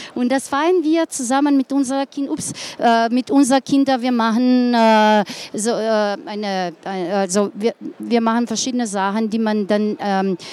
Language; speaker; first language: German; non-native, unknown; Slovenian